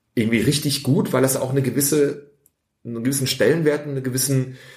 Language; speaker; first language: German; early bilingual, other home language; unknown